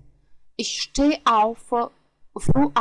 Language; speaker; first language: German; non-native, fluent; Georgian